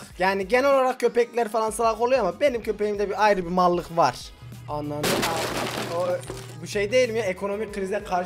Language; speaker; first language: Turkish; native; Turkish